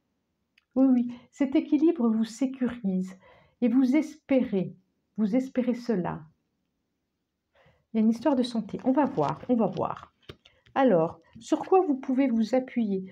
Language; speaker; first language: French; native; French